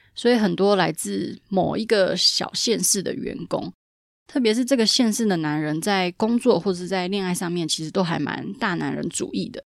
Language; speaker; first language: Chinese; native; Chinese